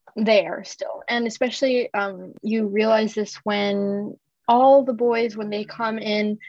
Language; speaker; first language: English; early bilingual, other home language; Japanese